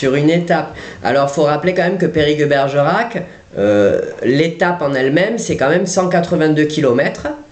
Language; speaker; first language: French; native; French